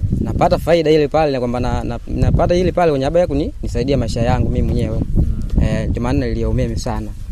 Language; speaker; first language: Swahili; non-native, local second language; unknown